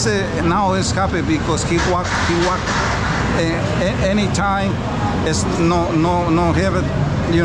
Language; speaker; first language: English; non-native, learner; Spanish